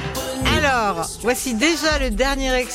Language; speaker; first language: French; native; French